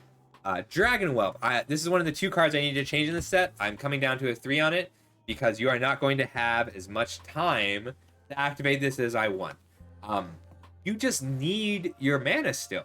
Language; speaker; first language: English; native; English